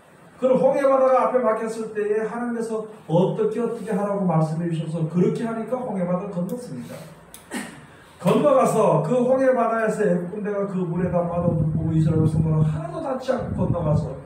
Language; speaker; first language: Korean; native; Korean